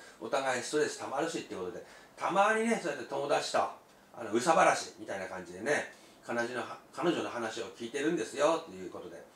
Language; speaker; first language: Japanese; native; Japanese